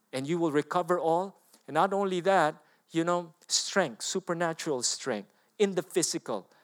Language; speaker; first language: English; non-native, local second language; Filipino